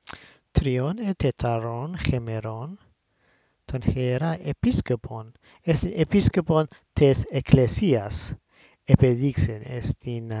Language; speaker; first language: Greek; non-native, learner; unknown